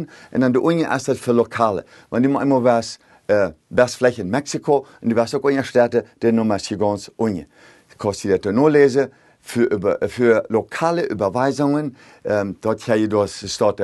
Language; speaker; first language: German; early bilingual, heritage; Plautdietsch